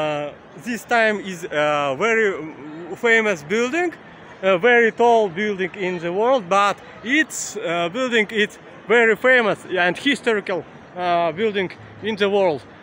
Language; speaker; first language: English; non-native, learner; Russian